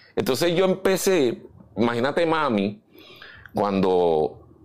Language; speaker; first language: Spanish; native; Spanish